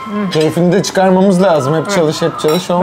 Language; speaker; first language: Turkish; native; Turkish